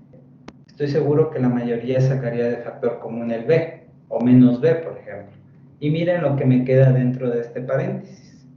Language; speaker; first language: Spanish; native; Spanish